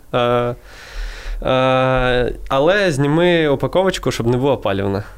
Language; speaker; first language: Ukrainian; non-native, local second language; Russian